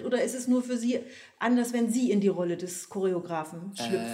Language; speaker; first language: German; native; German